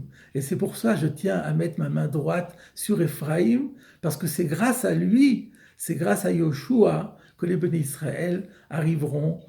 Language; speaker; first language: French; native; French